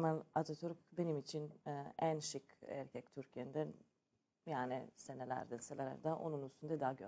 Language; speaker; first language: Turkish; non-native, learner; Serbian